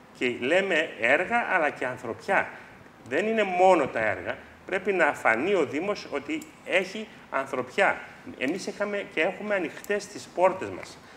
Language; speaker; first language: Greek; native; Greek